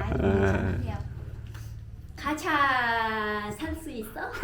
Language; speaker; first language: Korean; non-native, learner; Vietnamese